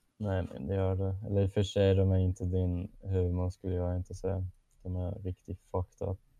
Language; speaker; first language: Swedish; non-native, fluent; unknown